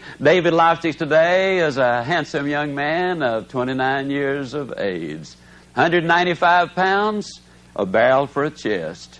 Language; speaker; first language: English; native; English